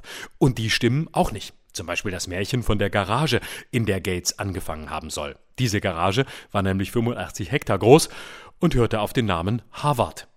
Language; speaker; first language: German; native; German